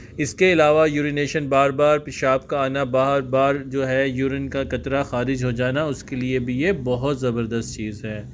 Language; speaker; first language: Urdu; non-native, local second language; Punjabi